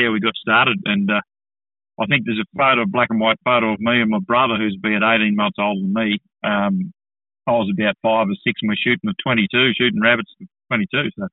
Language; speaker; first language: English; native; English